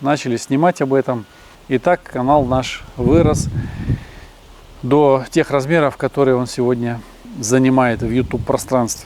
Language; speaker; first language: Russian; native; Russian